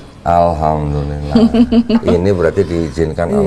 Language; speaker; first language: Indonesian; native; Indonesian